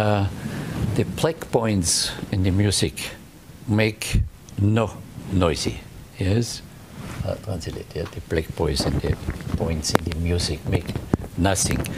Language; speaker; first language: English; non-native, learner; German